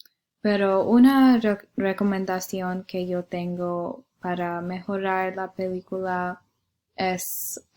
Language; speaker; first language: Spanish; non-native, learner; English